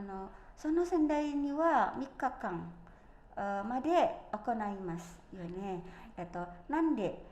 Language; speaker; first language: Japanese; non-native, fluent; Indonesian